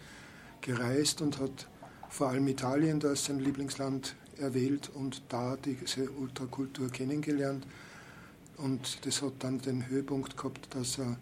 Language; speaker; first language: German; native; German